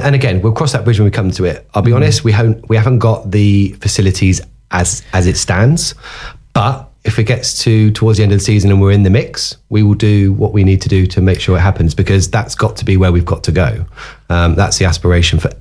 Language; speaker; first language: English; native; English